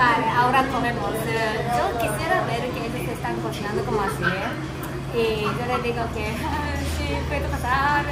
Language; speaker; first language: Spanish; non-native, learner; Japanese